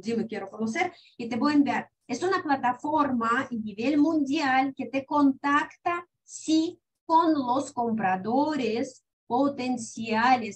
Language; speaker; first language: Spanish; non-native, fluent; Russian